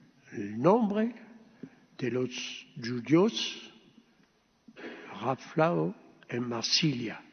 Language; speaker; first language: Spanish; early bilingual, heritage; Ladino